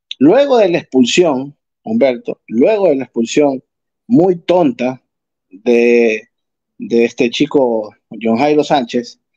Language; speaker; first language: Spanish; native; Spanish